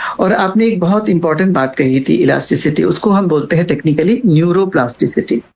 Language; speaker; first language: Hindi; native; Hindi